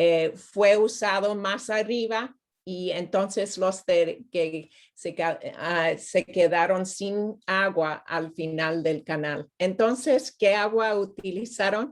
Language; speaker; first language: Spanish; non-native, fluent; English